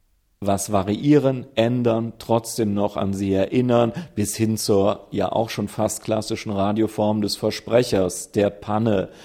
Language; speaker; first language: German; native; German